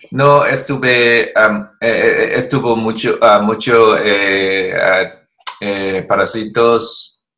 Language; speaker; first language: Spanish; non-native, learner; Chinese